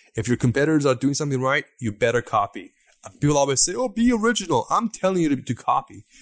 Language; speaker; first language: English; non-native, fluent; Persian